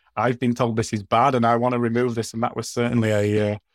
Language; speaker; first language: English; native; English